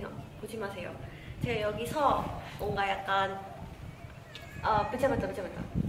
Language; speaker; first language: Korean; non-native, learner; Malay